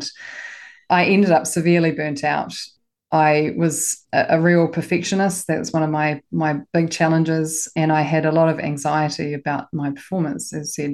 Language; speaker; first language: English; native; English